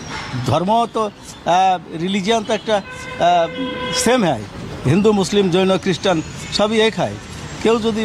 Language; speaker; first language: Hindi; non-native, local second language; Bangla